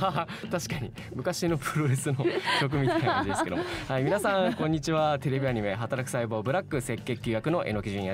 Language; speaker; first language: Japanese; native; Japanese